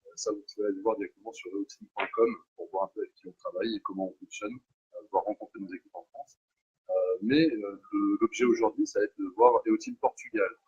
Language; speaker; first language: French; native; French